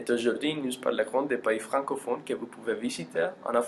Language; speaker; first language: French; non-native, learner; English